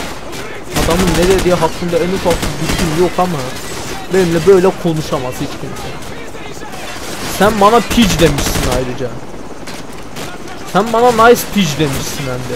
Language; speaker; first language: Turkish; native; Turkish